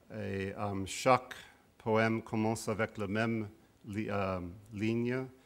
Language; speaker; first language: French; non-native, fluent; English